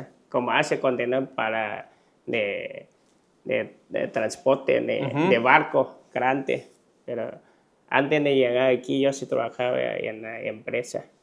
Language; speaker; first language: Spanish; non-native, learner; Chinese